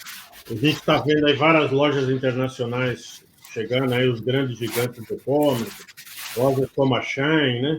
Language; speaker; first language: Portuguese; native; Portuguese